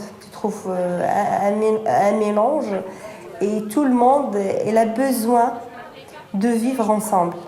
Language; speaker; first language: French; non-native, fluent; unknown